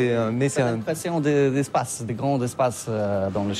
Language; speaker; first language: French; non-native, learner; Polish